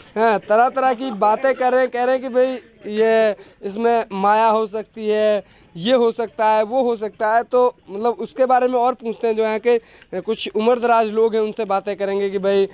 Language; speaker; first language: Hindi; native; Hindi